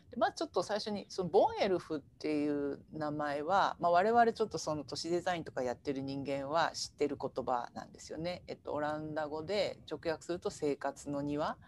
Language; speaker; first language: Japanese; native; Japanese